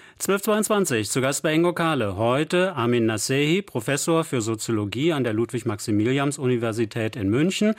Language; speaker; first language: German; native; German